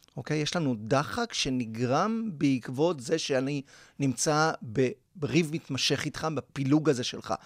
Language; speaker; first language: Hebrew; early bilingual, other home language; Spanish